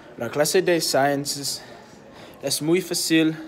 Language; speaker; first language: Spanish; non-native, learner; English